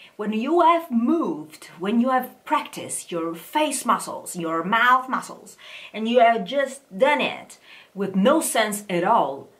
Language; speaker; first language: English; non-native, fluent; Italian